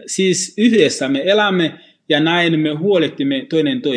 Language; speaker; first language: Finnish; non-native, fluent; Swahili